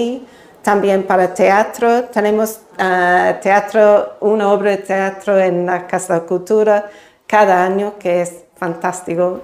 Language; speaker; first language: Spanish; non-native, fluent; English